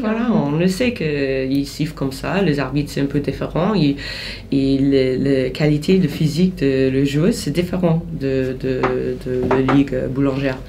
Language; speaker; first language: French; non-native, fluent; English